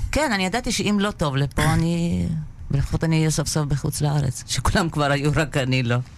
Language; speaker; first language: Hebrew; non-native, fluent; Russian